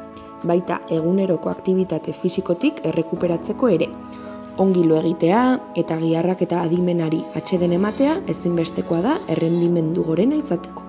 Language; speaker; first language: Basque; native; Basque